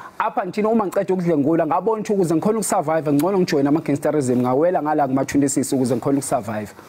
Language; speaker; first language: Zulu; native; Zulu